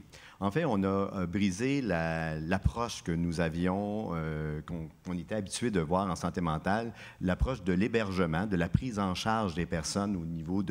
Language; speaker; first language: French; native; French